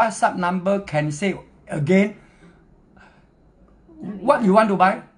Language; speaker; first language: English; non-native, local second language; Chinese